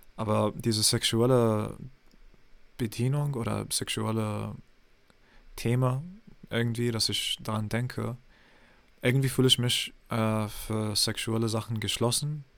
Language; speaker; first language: German; non-native, fluent; English